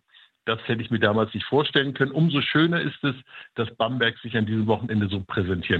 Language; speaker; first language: German; native; German